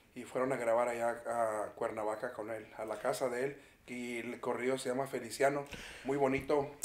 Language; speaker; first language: Spanish; native; Spanish